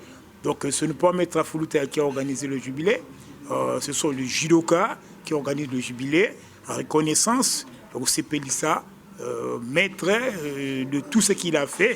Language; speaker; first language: French; non-native, local second language; Lingala